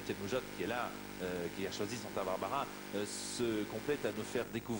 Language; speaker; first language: French; native; French